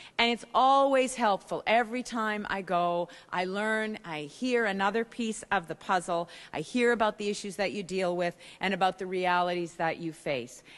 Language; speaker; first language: English; native; English